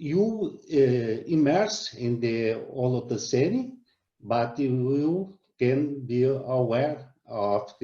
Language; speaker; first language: English; non-native, learner; Portuguese